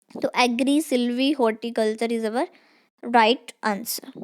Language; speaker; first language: English; non-native, local second language; Punjabi